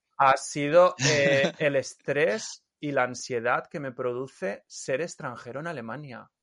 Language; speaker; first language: Spanish; native; Spanish